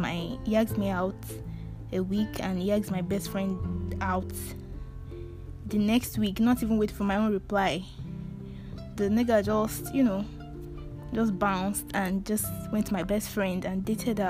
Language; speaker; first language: English; non-native, local second language; Yoruba